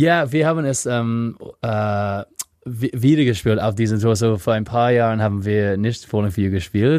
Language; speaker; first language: German; non-native, fluent; English